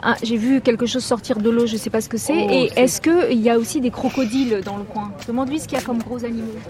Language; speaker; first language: French; native; French